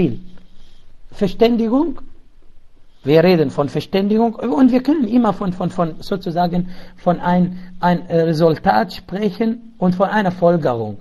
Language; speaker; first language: German; non-native, local second language; Arabic